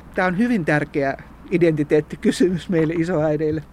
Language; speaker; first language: Finnish; native; Finnish